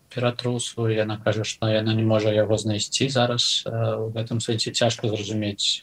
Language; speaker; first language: Belarusian; non-native, local second language; Russian